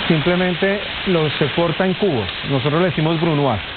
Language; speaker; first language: Spanish; native; Spanish